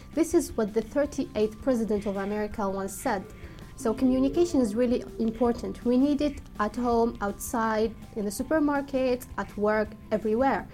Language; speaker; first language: English; non-native, fluent; Arabic